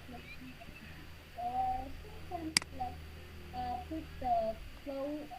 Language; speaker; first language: English; non-native, learner; Vietnamese